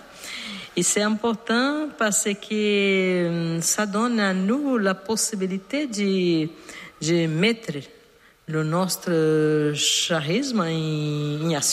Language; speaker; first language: French; non-native, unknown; Portuguese